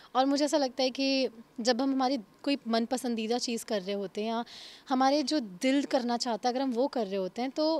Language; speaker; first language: Hindi; native; Hindi